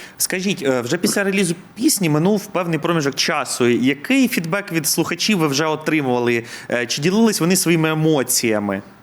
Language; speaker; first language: Ukrainian; native; Ukrainian